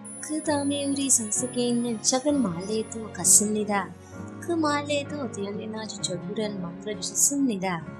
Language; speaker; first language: Korean; non-native, learner; Sinhala